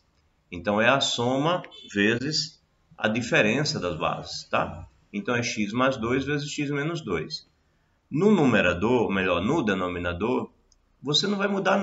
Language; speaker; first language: Portuguese; native; Portuguese